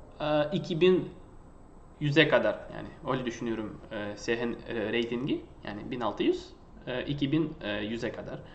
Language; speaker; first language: Turkish; non-native, fluent; Russian